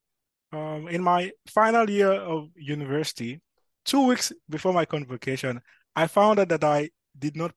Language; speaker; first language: English; non-native, local second language; Yoruba